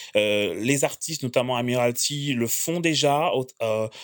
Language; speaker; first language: French; native; French